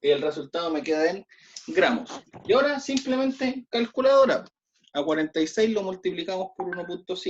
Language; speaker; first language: Spanish; native; Spanish